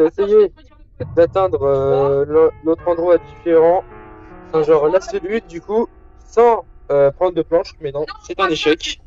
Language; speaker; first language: French; native; French